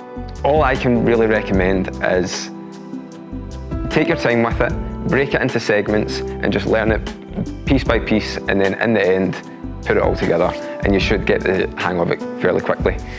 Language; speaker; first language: English; native; English